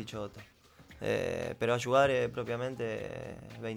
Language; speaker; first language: Italian; non-native, learner; Spanish